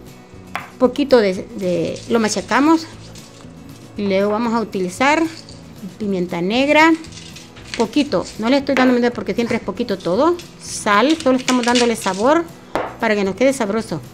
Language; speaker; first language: Spanish; native; Spanish